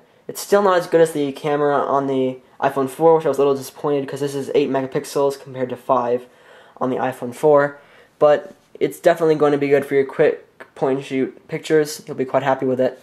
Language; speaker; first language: English; native; English